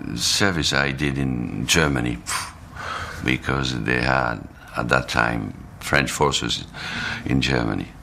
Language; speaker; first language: English; non-native, fluent; Arabic